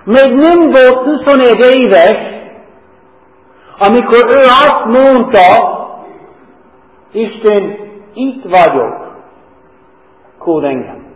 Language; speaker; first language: Hungarian; non-native, learner; English